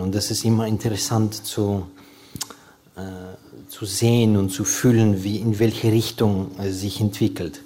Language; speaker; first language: German; non-native, fluent; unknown